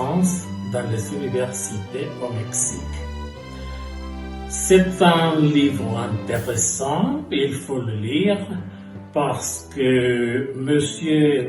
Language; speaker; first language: French; non-native, fluent; Spanish